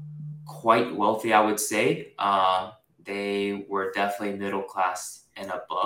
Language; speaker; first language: English; early bilingual, other home language; Japanese